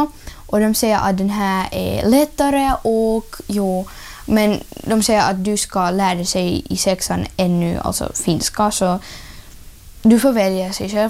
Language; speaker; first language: Swedish; early bilingual, other home language; Ukrainian